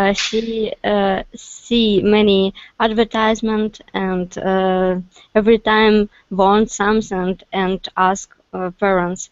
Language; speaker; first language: English; non-native, learner; Russian